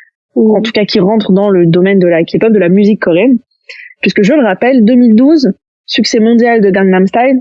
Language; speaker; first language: French; native; French